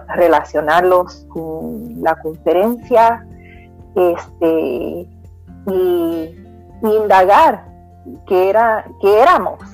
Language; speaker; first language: Spanish; early bilingual, heritage; Spanish